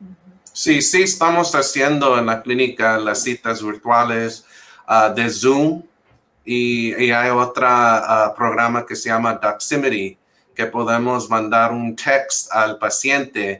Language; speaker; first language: Spanish; early bilingual, heritage; English